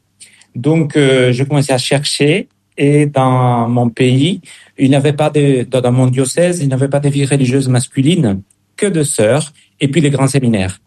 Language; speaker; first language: French; non-native, fluent; Spanish